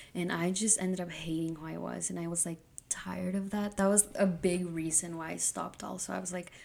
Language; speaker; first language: English; early bilingual, other home language; Spanish